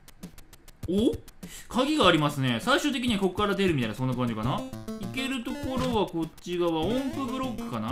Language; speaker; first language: Japanese; native; Japanese